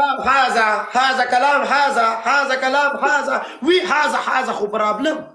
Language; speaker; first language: Arabic; non-native, learner; Pashto